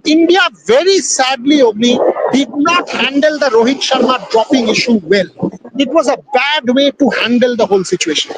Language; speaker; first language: English; non-native, local second language; Bangla